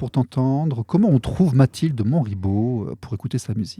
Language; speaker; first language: French; native; French